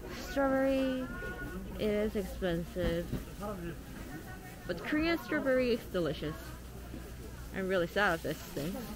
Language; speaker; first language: English; non-native, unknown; Korean